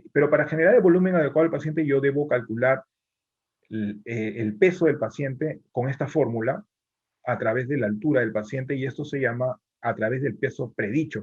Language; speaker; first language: Spanish; native; Spanish